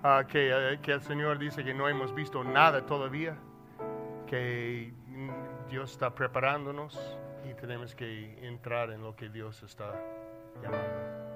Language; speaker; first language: Spanish; non-native, learner; English